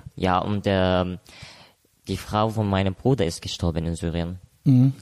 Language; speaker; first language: German; non-native, fluent; Arabic